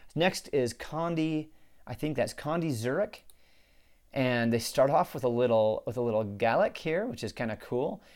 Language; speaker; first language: English; native; English